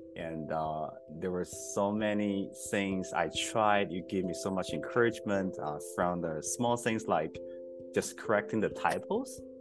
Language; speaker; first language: English; non-native, fluent; Chinese